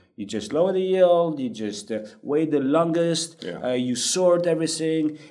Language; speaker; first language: English; non-native, fluent; French